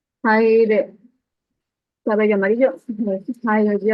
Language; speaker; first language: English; non-native, learner; Spanish